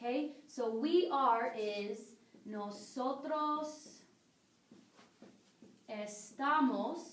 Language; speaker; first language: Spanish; non-native, fluent; English